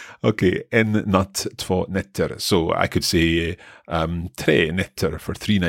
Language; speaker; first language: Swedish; non-native, learner; English